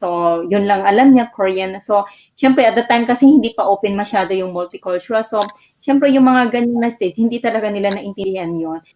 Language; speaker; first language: Filipino; non-native, local second language; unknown